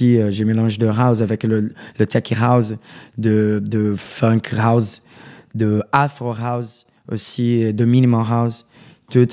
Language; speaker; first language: French; non-native, learner; Portuguese